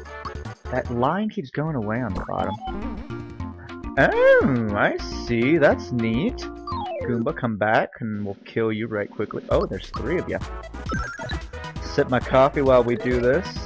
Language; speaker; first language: English; native; English